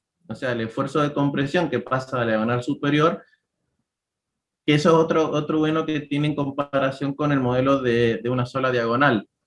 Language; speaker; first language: Spanish; native; Spanish